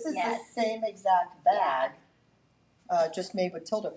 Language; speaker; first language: English; native; English